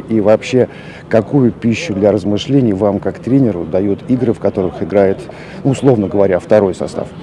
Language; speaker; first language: Russian; native; Russian